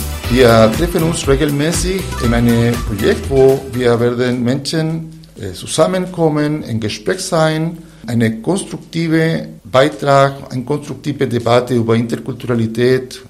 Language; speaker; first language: German; non-native, fluent; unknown